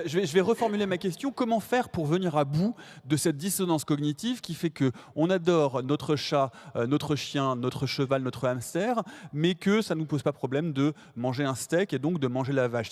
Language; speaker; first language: French; native; French